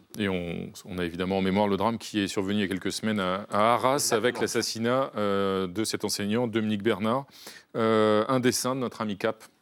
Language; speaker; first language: French; native; French